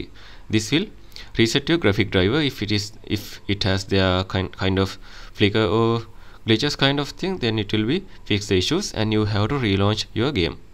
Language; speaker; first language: English; non-native, fluent; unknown